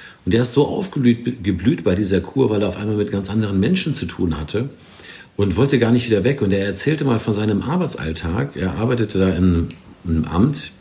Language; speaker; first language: German; native; German